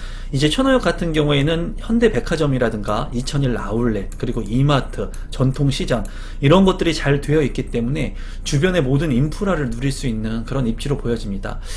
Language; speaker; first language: Korean; native; Korean